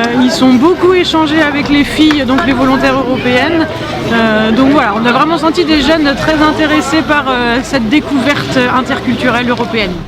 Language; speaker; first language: French; native; French